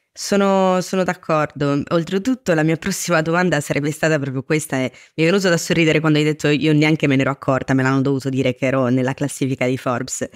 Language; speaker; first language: Italian; native; Italian